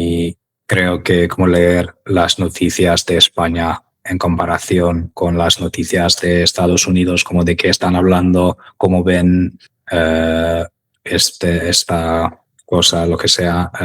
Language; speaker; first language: Spanish; non-native, fluent; English